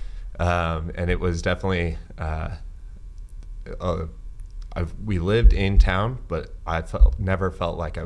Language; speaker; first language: English; native; English